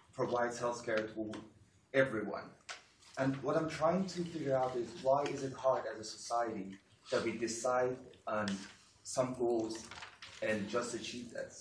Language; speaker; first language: English; non-native, fluent; Persian